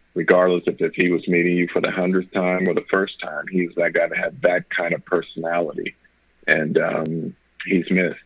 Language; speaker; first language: English; native; English